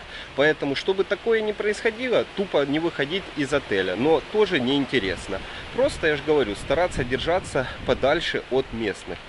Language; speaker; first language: Russian; native; Russian